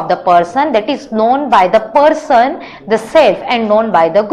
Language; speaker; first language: English; non-native, local second language; Hindi